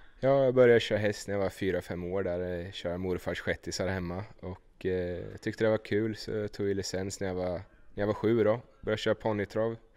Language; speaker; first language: Swedish; native; Swedish